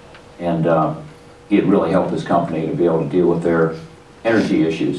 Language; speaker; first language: English; native; English